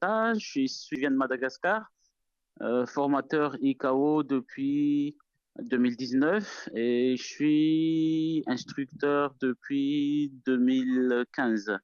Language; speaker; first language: French; non-native, local second language; Malagasy